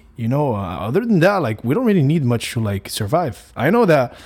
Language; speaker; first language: English; non-native, fluent; Arabic